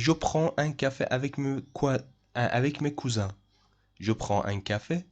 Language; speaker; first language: French; non-native, fluent; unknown